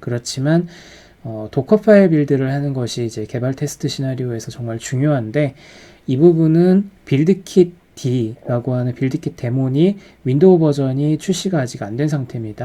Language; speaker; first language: Korean; native; Korean